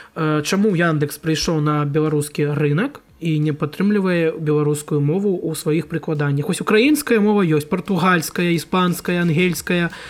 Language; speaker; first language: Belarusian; non-native, local second language; Russian